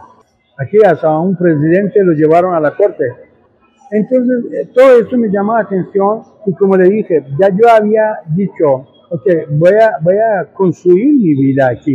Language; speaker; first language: Spanish; non-native, fluent; Persian